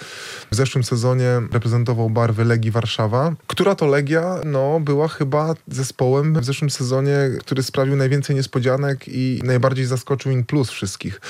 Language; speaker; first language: Polish; native; Polish